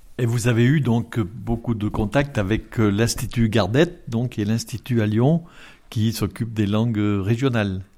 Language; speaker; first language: French; native; French